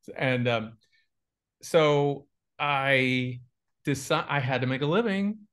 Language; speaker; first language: English; native; English